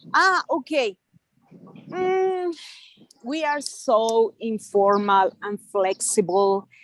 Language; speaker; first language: English; non-native, fluent; Spanish